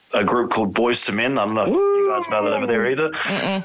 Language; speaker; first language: English; native; English